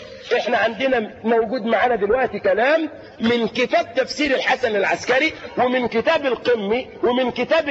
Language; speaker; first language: Arabic; native; Arabic